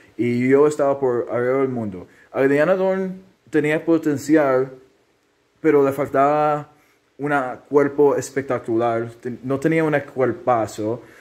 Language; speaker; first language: Spanish; early bilingual, heritage; Spanish